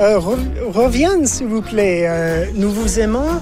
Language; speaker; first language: French; non-native, fluent; English